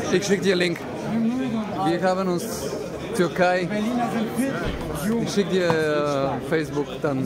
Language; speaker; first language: German; non-native, learner; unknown